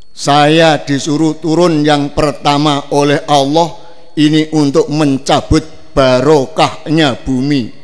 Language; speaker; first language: Indonesian; non-native, local second language; Javanese